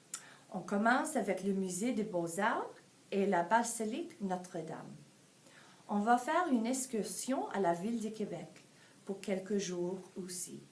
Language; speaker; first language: French; non-native, fluent; English